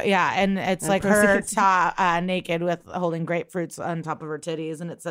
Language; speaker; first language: English; early bilingual, other home language; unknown